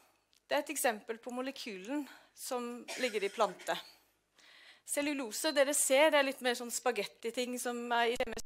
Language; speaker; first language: Norwegian; non-native, fluent; English